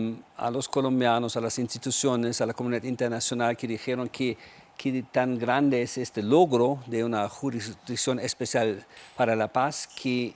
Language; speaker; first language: Spanish; non-native, fluent; German